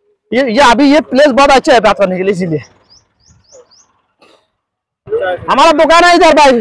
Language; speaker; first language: Hindi; non-native, learner; Bangla